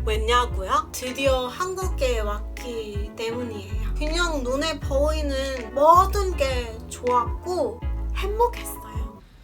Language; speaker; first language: Korean; non-native, fluent; English